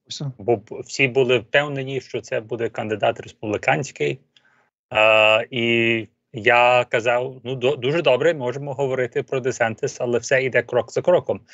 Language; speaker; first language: Ukrainian; early bilingual, heritage; Ukrainian